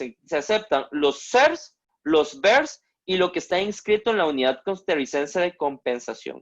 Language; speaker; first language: Spanish; native; Spanish